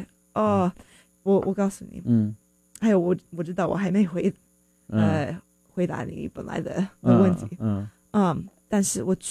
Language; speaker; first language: Chinese; non-native, fluent; English